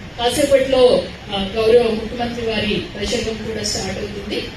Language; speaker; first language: Telugu; native; Telugu